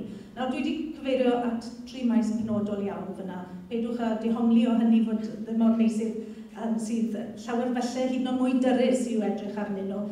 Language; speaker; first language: Welsh; native; Welsh